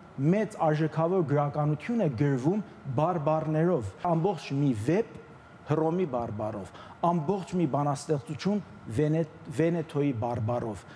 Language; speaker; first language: Armenian; early bilingual, heritage; Armenian